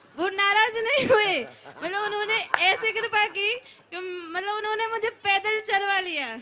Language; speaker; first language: Hindi; native; Hindi